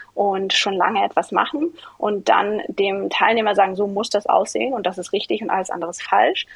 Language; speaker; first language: German; early bilingual, other home language; Greek